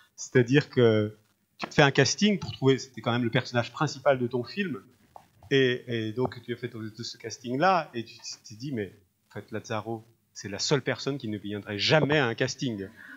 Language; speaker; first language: French; native; French